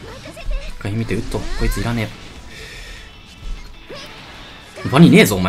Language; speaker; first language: Japanese; native; Japanese